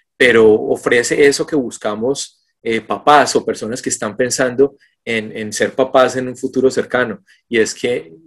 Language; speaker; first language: Spanish; native; Spanish